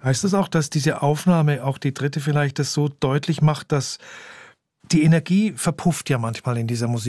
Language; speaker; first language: German; native; German